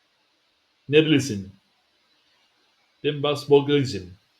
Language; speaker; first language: Turkish; non-native, learner; Basque